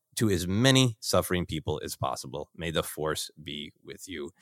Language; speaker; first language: English; native; English